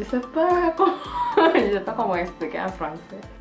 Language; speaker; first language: French; non-native, learner; Indonesian